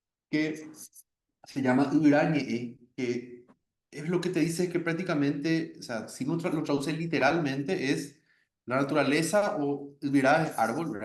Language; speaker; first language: Spanish; native; Spanish